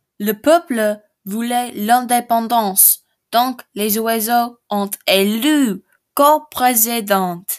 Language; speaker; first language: French; non-native, learner; English